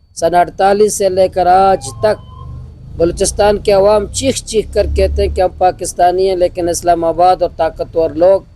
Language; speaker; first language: Urdu; non-native, local second language; Baluchi